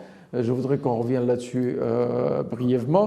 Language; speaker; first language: French; non-native, local second language; Arabic